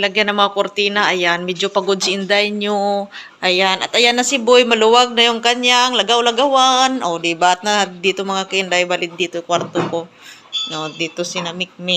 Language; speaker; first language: Filipino; non-native, local second language; Cebuano